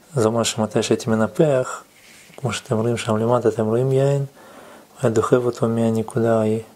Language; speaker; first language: Hebrew; non-native, fluent; Russian